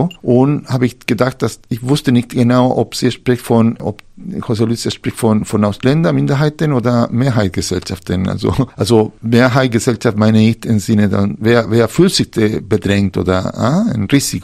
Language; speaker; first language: German; non-native, learner; Spanish